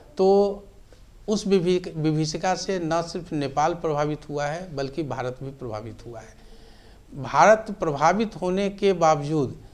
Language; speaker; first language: Hindi; native; Hindi